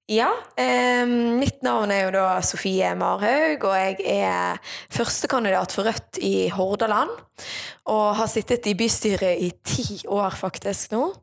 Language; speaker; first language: Norwegian; native; Norwegian